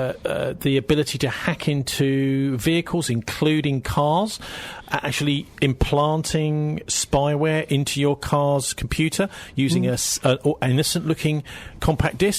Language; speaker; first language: English; native; English